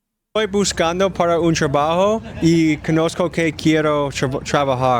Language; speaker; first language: Spanish; non-native, learner; English